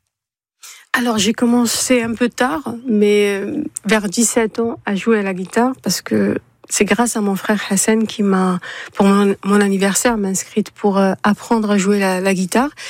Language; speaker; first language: French; non-native, local second language; Arabic